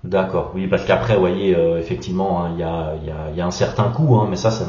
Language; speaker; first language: French; native; French